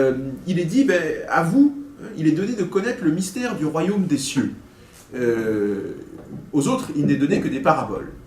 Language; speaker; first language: French; native; French